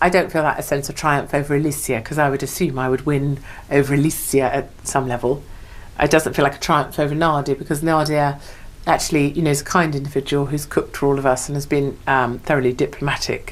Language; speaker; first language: English; native; English